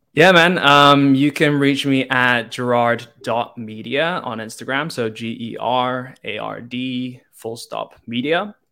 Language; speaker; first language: English; non-native, local second language; Cantonese